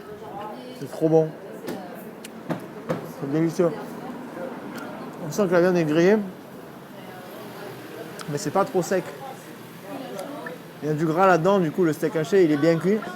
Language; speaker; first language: French; native; French